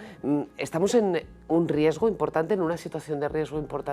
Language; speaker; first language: Spanish; native; Spanish